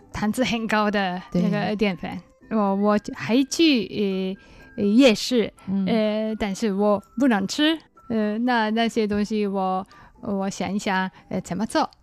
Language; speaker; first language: Chinese; non-native, learner; Japanese